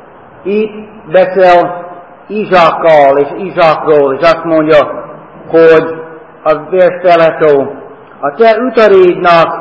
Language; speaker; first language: Hungarian; non-native, fluent; English